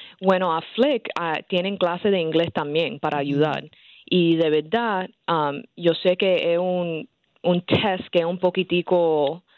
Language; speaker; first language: Spanish; early bilingual, heritage; Spanish